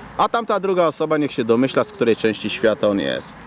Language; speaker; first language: Polish; native; Polish